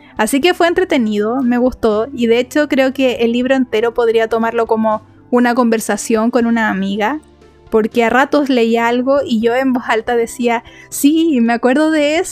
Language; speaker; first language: Spanish; native; Spanish